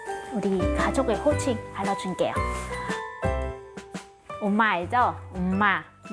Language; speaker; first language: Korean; non-native, fluent; Vietnamese